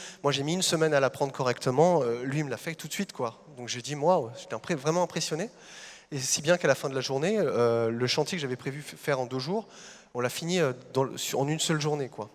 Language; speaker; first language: French; native; French